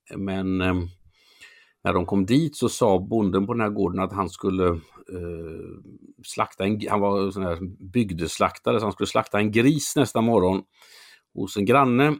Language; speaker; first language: Swedish; native; Swedish